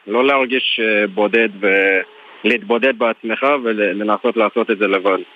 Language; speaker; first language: Hebrew; non-native, fluent; English